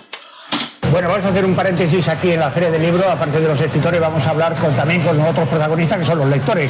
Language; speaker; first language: Spanish; native; Spanish